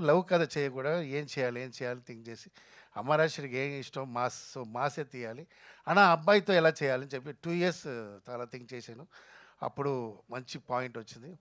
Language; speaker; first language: Telugu; non-native, fluent; Tamil